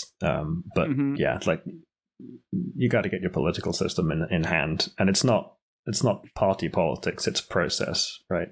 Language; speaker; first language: English; native; English